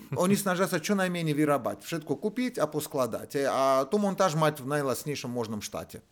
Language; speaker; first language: Slovak; non-native, fluent; Russian